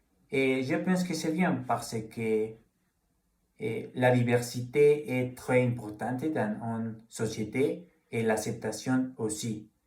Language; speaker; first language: French; non-native, learner; Spanish